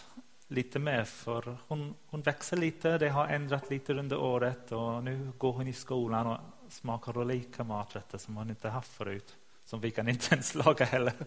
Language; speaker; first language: Swedish; non-native, fluent; English